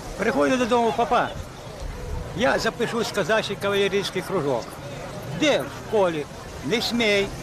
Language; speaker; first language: Ukrainian; native; Ukrainian